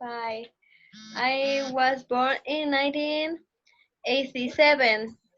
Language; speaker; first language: English; non-native, learner; Spanish